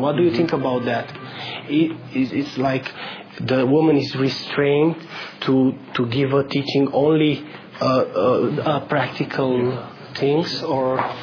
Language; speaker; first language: English; non-native, fluent; Romanian